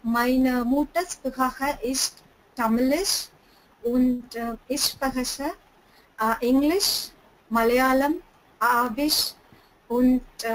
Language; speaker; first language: German; non-native, learner; Tamil